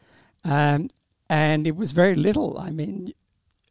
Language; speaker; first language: English; early bilingual, other home language; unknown